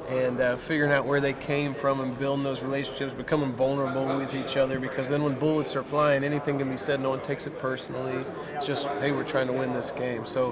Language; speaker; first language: English; native; English